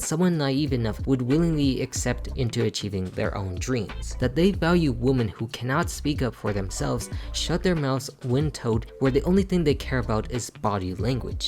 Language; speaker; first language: English; native; English